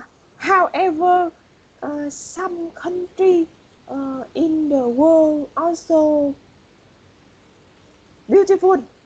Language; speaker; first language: English; non-native, learner; Vietnamese